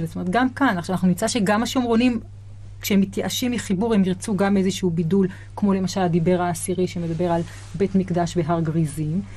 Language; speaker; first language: Hebrew; native; Hebrew